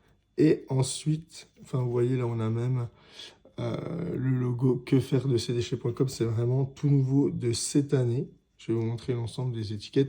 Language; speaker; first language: French; native; French